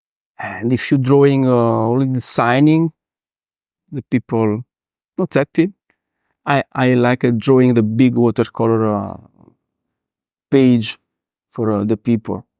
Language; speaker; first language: English; non-native, learner; Italian